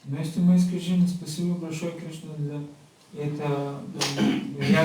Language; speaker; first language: Russian; non-native, learner; Bulgarian